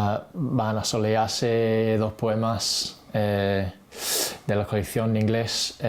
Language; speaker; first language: Spanish; non-native, fluent; English